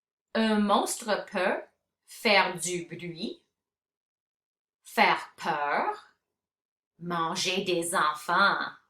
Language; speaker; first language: French; non-native, fluent; English